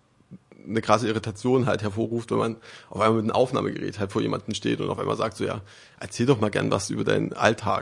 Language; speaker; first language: German; native; German